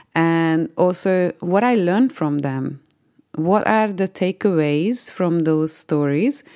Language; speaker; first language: English; non-native, fluent; Hungarian